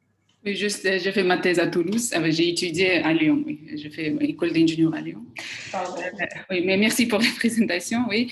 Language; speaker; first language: French; non-native, fluent; Kazakh